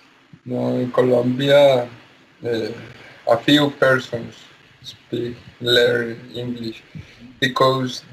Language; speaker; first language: English; non-native, learner; Spanish